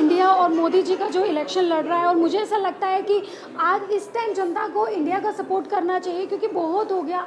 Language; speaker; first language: Hindi; native; Hindi